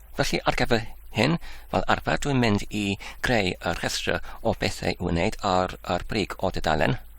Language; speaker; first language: Welsh; non-native, learner; Dutch